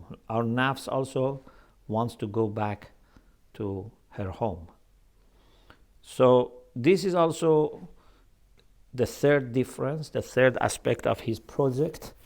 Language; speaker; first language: English; non-native, fluent; Persian